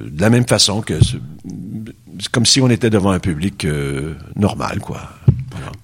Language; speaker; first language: French; native; French